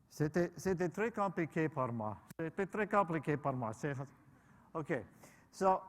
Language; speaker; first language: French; non-native, learner; English